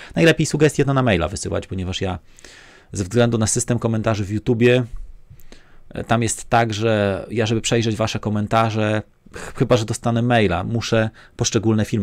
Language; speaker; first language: Polish; native; Polish